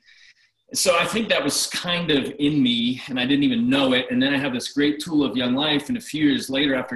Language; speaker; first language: English; native; English